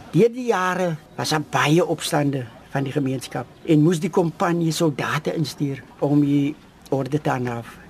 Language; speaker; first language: Afrikaans; native; Afrikaans